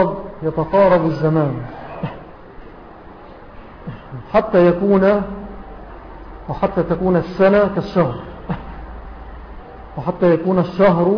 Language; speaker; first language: Arabic; native; Arabic